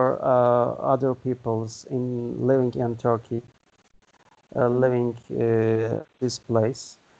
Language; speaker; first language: English; non-native, learner; Turkish